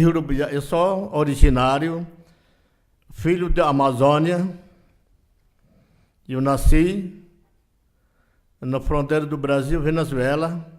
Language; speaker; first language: Portuguese; non-native, local second language; Yanomámi